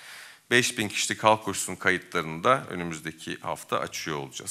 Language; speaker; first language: Turkish; native; Turkish